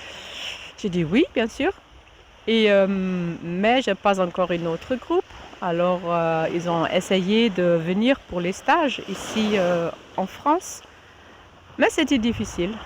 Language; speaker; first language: French; non-native, fluent; German